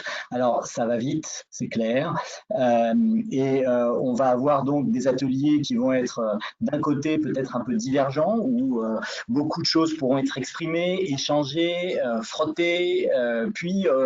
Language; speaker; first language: French; native; French